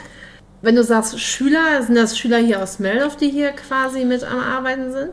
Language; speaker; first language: German; native; German